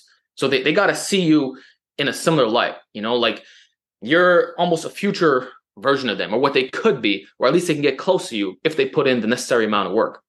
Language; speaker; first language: English; native; English